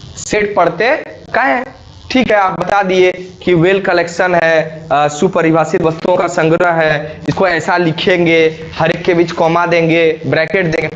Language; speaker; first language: Hindi; native; Hindi